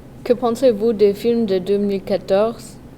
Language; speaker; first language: French; non-native, learner; English